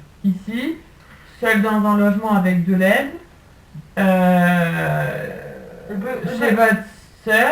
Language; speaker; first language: French; native; French